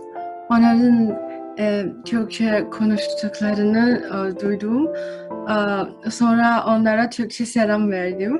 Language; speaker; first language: Turkish; non-native, fluent; Chinese